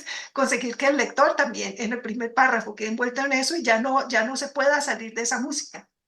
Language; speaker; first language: Spanish; native; Spanish